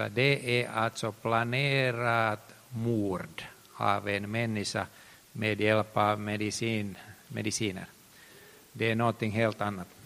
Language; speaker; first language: Swedish; non-native, local second language; Finnish